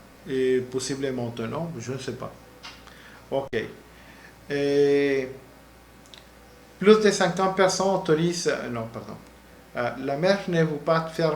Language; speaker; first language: French; non-native, learner; Spanish